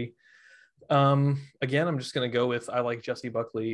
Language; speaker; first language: English; native; English